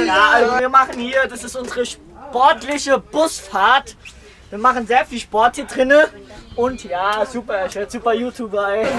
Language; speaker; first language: German; native; German